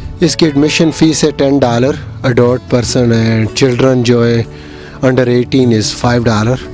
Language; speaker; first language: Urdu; non-native, local second language; Northern Hindko